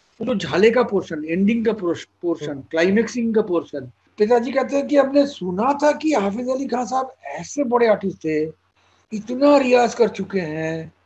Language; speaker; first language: Hindi; non-native, local second language; Bangla